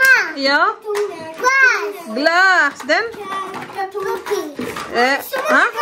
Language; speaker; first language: Swedish; non-native, learner; Filipino